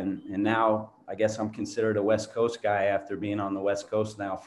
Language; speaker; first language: English; native; English